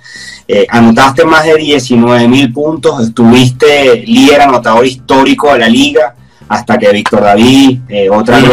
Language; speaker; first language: Spanish; native; Spanish